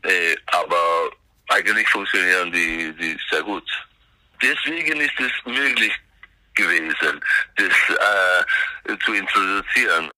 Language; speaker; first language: German; non-native, fluent; Swedish